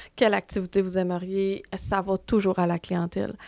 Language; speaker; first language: French; native; French